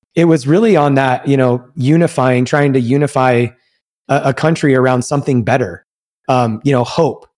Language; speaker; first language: English; early bilingual, other home language; Spanish